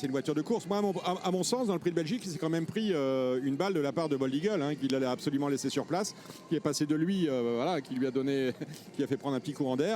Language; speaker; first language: French; native; French